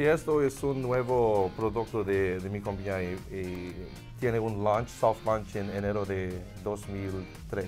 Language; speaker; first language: Spanish; non-native, learner; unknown